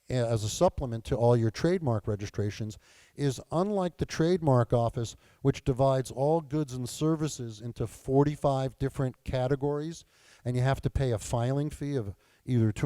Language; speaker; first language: English; native; English